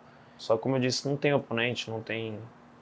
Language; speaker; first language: Portuguese; native; Portuguese